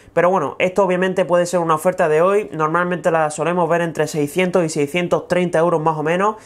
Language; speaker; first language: Spanish; native; Spanish